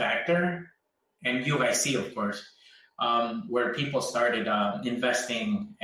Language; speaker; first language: English; early bilingual, other home language; Spanish